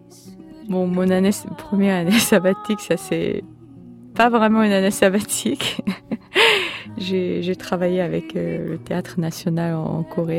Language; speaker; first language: French; non-native, fluent; Korean